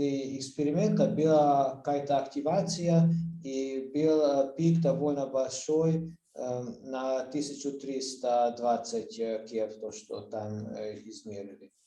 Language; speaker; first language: Russian; non-native, fluent; Hungarian